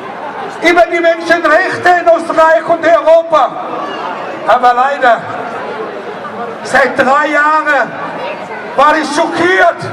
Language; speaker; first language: German; non-native, learner; Arabic